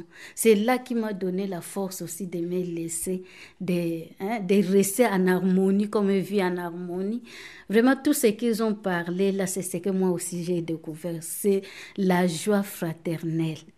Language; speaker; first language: French; non-native, fluent; Tamil